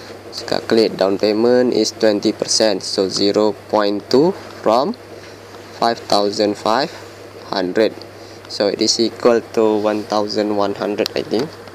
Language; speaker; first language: English; non-native, local second language; Malay